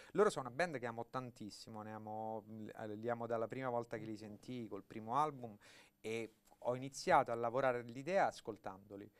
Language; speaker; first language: Italian; native; Italian